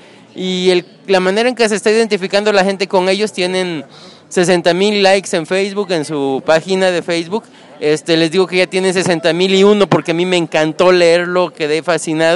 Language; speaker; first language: Spanish; native; Spanish